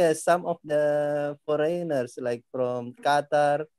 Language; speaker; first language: English; non-native, fluent; Malay